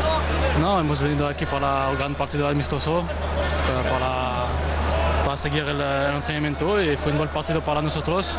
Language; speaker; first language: Spanish; non-native, fluent; French